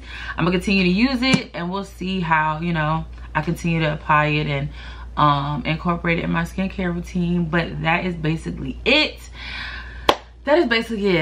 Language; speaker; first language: English; native; English